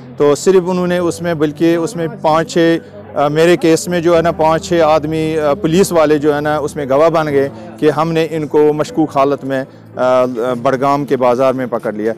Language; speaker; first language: Hindi; non-native, local second language; Kashmiri